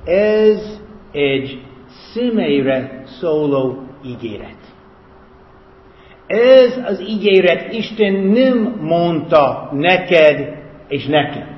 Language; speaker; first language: Hungarian; non-native, fluent; English